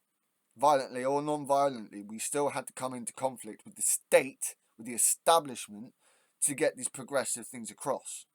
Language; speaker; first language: English; native; English